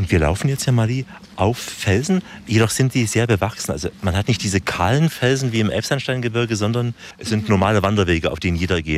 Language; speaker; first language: German; native; German